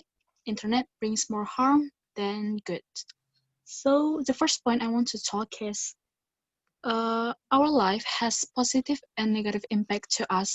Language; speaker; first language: English; non-native, learner; Indonesian